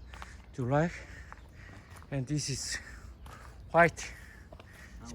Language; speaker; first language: English; non-native, learner; Korean